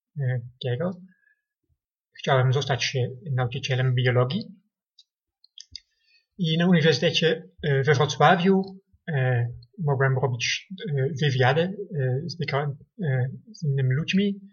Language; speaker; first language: Polish; non-native, learner; Dutch